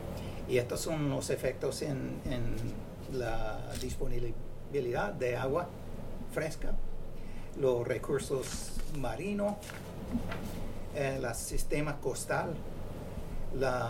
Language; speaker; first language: Spanish; non-native, fluent; English